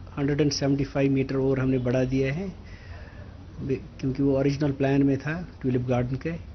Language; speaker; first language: Hindi; non-native, local second language; Kashmiri